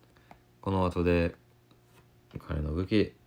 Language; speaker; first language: Japanese; non-native, learner; English